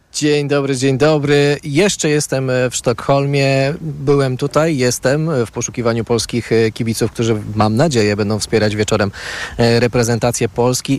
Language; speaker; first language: Polish; native; Polish